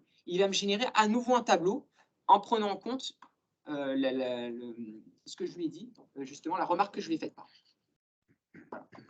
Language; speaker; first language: French; native; French